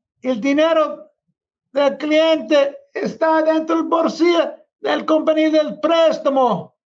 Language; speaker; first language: Spanish; non-native, learner; English